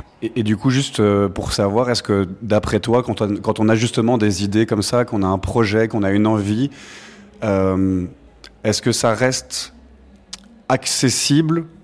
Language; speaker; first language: French; native; French